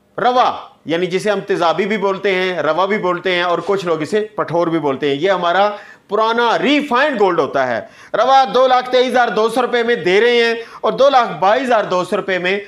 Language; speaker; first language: Urdu; non-native, local second language; Punjabi